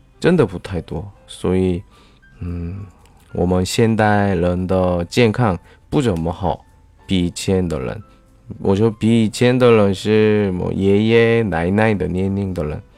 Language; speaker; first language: Chinese; non-native, learner; Korean